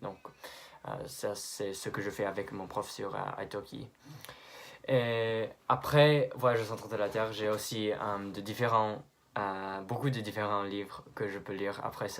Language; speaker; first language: French; non-native, fluent; English